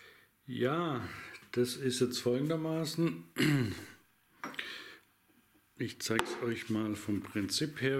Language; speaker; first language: German; native; German